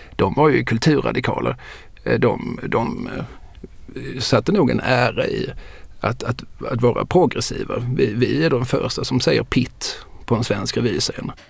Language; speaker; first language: Swedish; native; Swedish